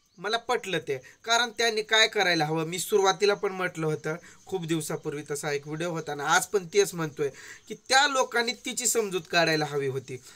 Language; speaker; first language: Marathi; non-native, local second language; Lambadi